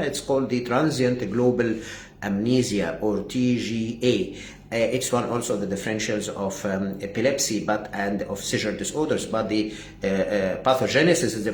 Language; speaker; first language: English; non-native, fluent; Arabic